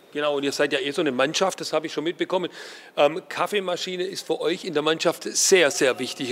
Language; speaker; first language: German; native; German